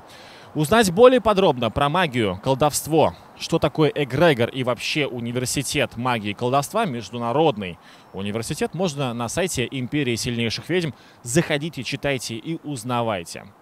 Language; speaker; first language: Russian; native; Russian